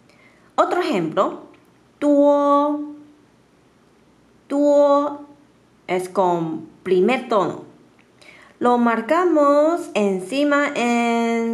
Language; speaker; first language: Spanish; non-native, fluent; Chinese